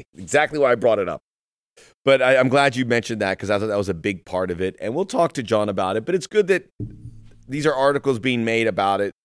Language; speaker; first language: English; early bilingual, other home language; Spanish